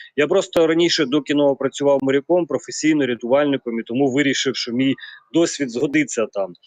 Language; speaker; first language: Ukrainian; native; Ukrainian